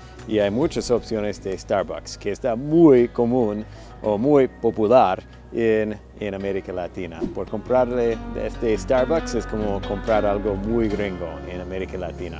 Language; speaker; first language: Spanish; non-native, fluent; English